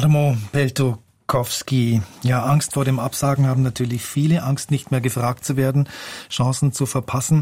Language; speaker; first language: German; native; German